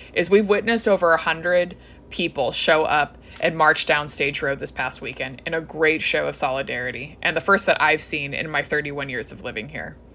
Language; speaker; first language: English; native; English